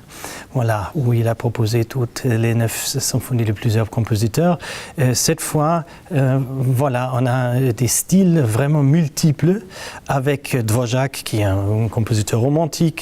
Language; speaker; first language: French; non-native, fluent; German